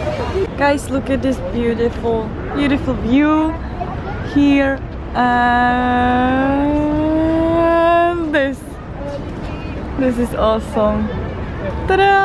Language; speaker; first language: English; non-native, learner; Czech